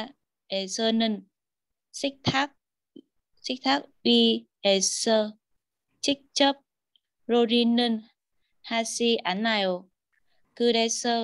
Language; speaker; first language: Korean; non-native, learner; Vietnamese